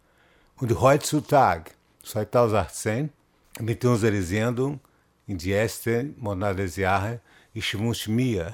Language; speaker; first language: German; non-native, fluent; Portuguese